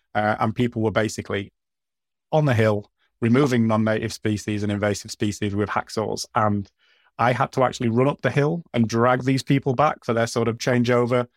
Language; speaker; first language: English; native; English